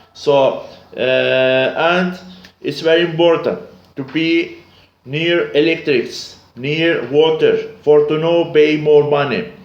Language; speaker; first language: English; non-native, learner; Arabic